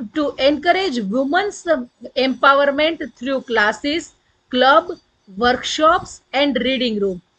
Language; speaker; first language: English; non-native, local second language; Gujarati